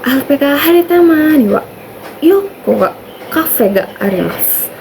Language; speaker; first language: Japanese; non-native, learner; Indonesian